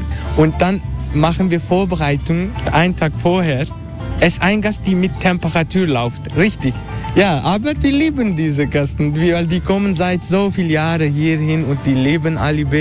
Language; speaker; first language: German; non-native, learner; Turkish